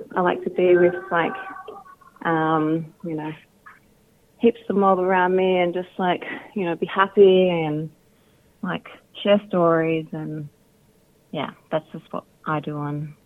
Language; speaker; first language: English; native; English